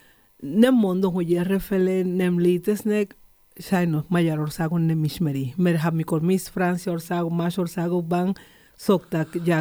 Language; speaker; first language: Hungarian; non-native, learner; Spanish